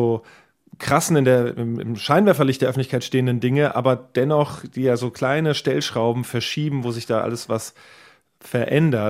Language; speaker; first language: German; native; German